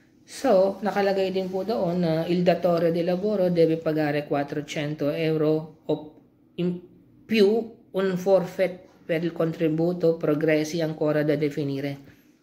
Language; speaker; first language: Italian; non-native, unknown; Filipino